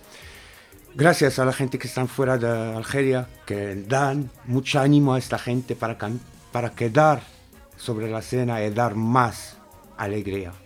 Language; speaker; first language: Spanish; non-native, fluent; Arabic